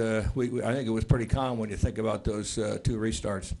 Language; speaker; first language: English; native; English